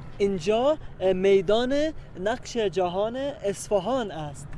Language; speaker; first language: Persian; non-native, learner; Arabic